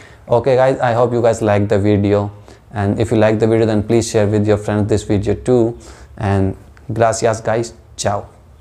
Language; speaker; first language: English; non-native, local second language; Hindi